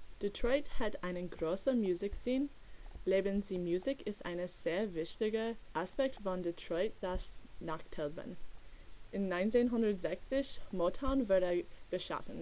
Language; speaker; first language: German; non-native, learner; English